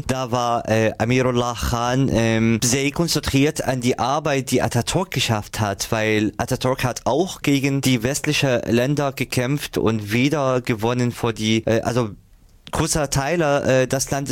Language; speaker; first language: German; non-native, fluent; Arabic